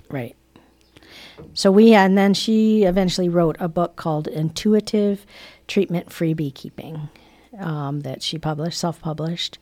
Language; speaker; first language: English; native; English